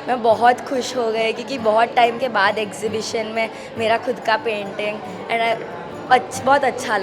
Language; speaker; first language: Hindi; non-native, local second language; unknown